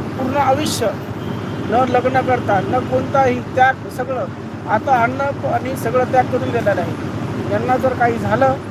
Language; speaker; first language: Marathi; non-native, local second language; Lambadi